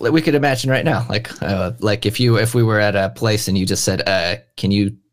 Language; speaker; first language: English; native; English